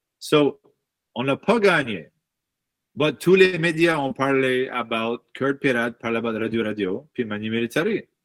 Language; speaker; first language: French; native; French